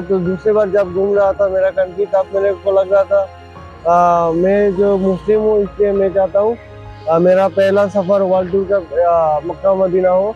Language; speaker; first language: Hindi; non-native, fluent; Bangla